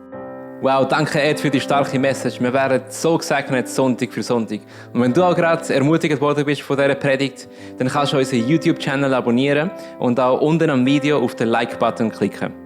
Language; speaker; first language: German; native; German